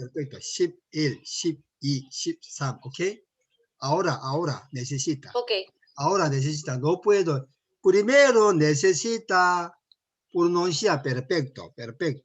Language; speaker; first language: Spanish; non-native, learner; Korean